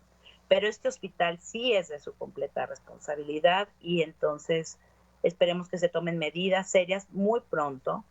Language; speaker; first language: Spanish; native; Spanish